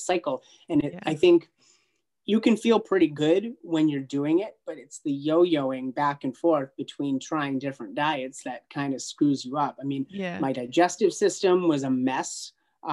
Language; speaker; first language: English; native; English